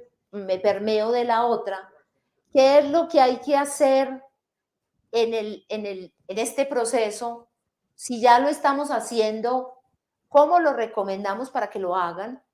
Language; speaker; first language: Spanish; native; Spanish